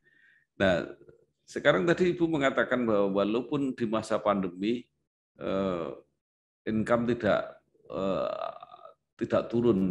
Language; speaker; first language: Indonesian; native; Indonesian